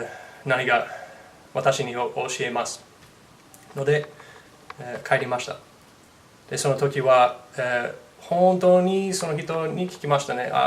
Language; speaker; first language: Japanese; non-native, learner; English